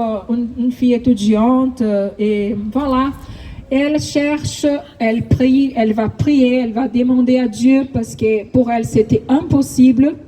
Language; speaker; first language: French; non-native, fluent; Portuguese